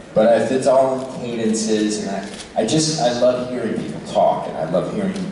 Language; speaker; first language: English; native; English